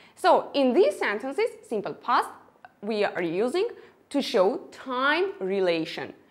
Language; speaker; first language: English; non-native, fluent; Armenian